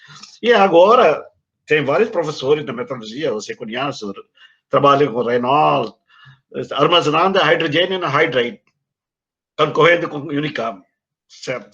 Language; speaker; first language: Portuguese; non-native, fluent; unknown